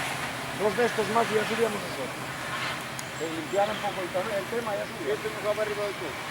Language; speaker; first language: Spanish; native; Spanish